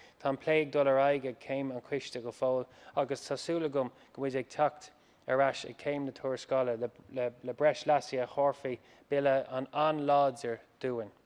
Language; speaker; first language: Irish; non-native, local second language; English